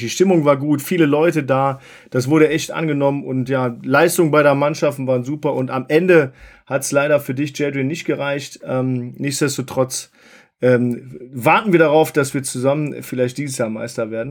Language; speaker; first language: German; native; German